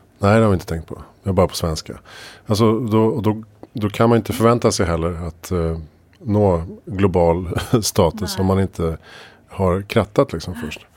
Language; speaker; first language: Swedish; native; Swedish